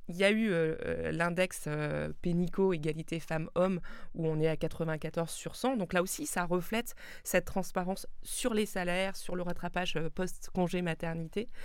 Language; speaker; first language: French; non-native, local second language; Swiss German